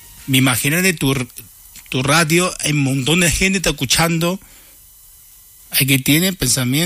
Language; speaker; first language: Spanish; non-native, learner; Chinese